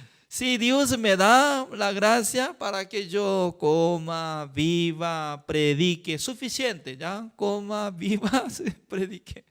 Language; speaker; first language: Spanish; non-native, fluent; Korean